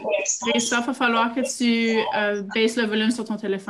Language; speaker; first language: French; native; French